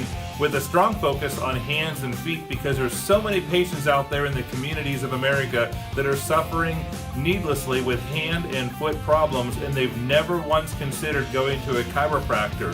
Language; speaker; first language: English; native; English